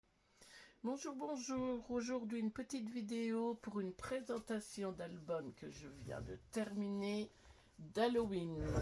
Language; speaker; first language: French; native; French